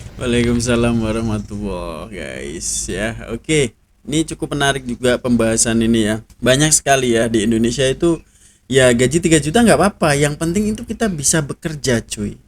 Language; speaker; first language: Indonesian; native; Indonesian